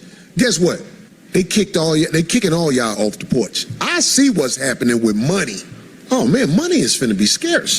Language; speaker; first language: English; native; English